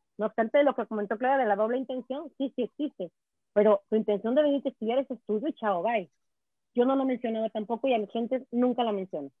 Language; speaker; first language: Spanish; native; Spanish